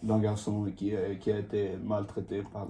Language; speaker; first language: French; non-native, learner; Swedish